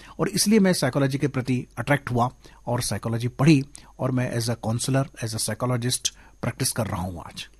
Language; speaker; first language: Hindi; non-native, local second language; Sindhi